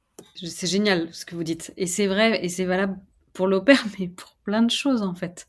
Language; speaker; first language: French; native; French